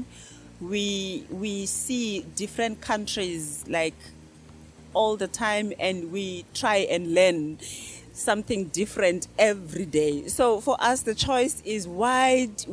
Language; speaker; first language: English; non-native, local second language; Xhosa